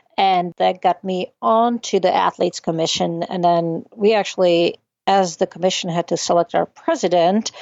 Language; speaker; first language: English; non-native, fluent; Czech